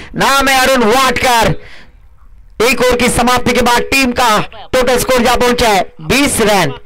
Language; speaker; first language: Hindi; non-native, local second language; Marathi